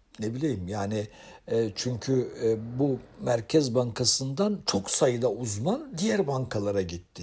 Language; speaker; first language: Turkish; native; Turkish